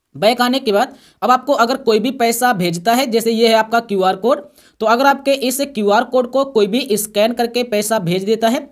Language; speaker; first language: Hindi; native; Hindi